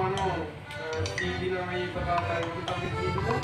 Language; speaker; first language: Filipino; non-native, learner; Punjabi